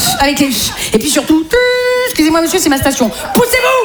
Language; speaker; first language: French; native; French